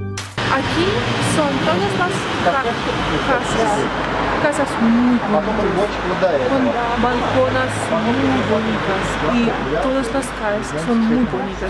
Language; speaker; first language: Spanish; non-native, learner; Russian